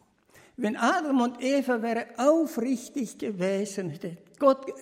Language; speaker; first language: German; early bilingual, heritage; German